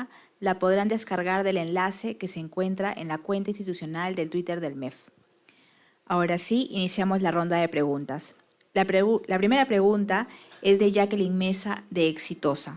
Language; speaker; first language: Spanish; native; Spanish